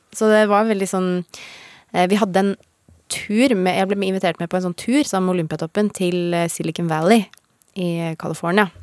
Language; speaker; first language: Norwegian; native; Norwegian